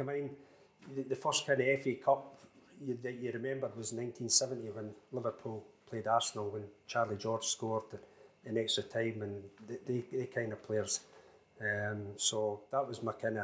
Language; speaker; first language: English; native; English